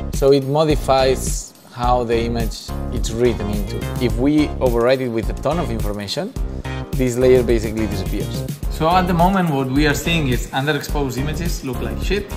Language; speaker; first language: English; non-native, fluent; Spanish